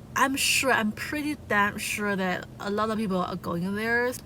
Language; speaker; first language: English; non-native, fluent; Chinese